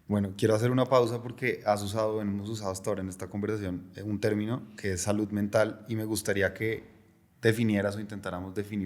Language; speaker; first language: Spanish; native; Spanish